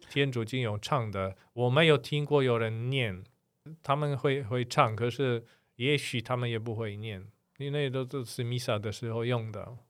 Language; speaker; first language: Chinese; non-native, fluent; Polish